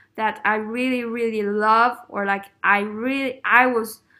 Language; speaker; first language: English; non-native, fluent; Chinese